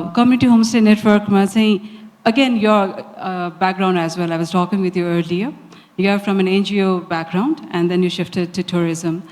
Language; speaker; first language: English; non-native, local second language; Nepali